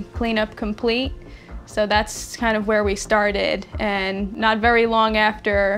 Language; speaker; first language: English; native; English